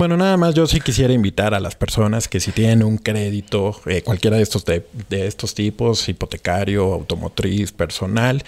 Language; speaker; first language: Spanish; native; Spanish